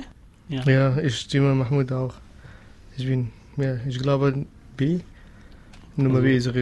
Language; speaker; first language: German; non-native, learner; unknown